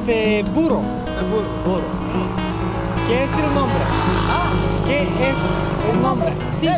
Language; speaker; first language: Spanish; non-native, learner; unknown